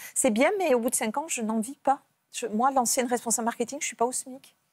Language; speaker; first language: French; native; French